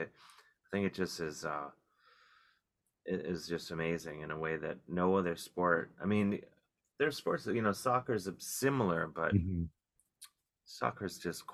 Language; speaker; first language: English; native; English